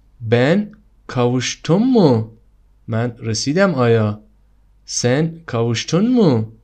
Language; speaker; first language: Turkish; non-native, fluent; Persian